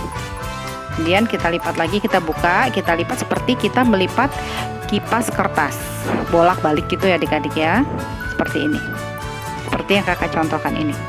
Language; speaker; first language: Indonesian; native; Indonesian